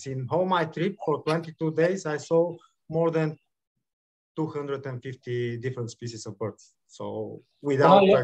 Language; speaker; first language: English; non-native, learner; Bulgarian